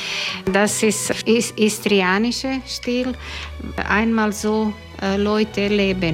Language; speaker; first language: German; non-native, learner; Croatian